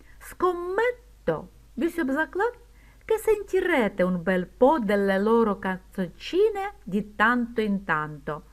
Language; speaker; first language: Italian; non-native, fluent; Ukrainian